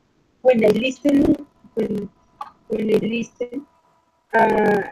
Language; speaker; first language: English; non-native, learner; Spanish